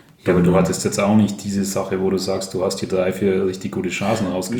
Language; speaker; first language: German; native; German